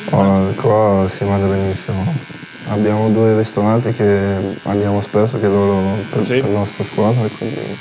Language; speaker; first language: Italian; non-native, learner; English